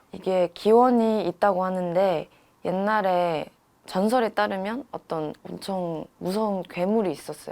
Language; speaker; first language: Korean; non-native, fluent; Chinese